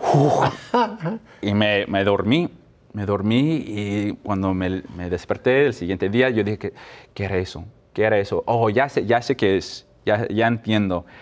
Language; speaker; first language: Spanish; early bilingual, heritage; Spanish